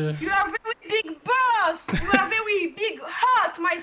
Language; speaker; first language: English; non-native, learner; French